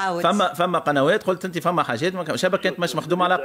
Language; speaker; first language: Arabic; native; Arabic